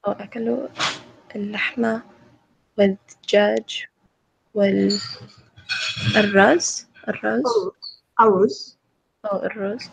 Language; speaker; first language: Arabic; non-native, learner; English